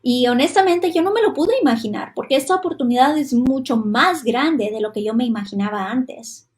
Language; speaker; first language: Spanish; non-native, fluent; Hungarian